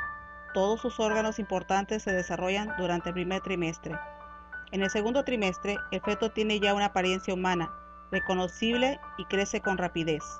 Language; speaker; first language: Spanish; native; Spanish